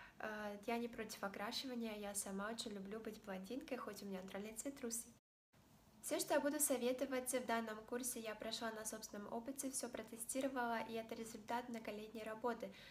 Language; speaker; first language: Russian; native; Russian